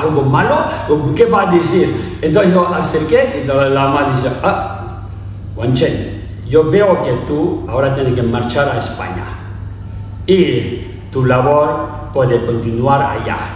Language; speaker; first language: Spanish; non-native, learner; Tibetan